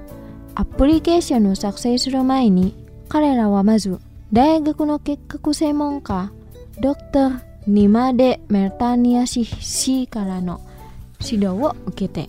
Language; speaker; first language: Japanese; non-native, fluent; Indonesian